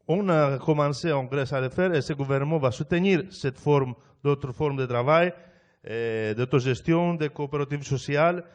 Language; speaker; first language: French; non-native, fluent; Greek